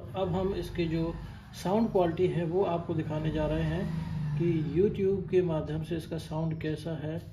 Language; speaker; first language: Hindi; native; Hindi